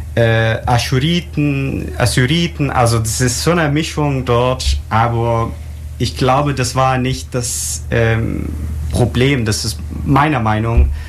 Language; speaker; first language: German; non-native, fluent; Arabic